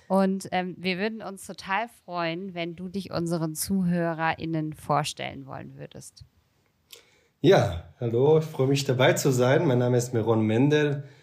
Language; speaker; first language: German; non-native, fluent; Hebrew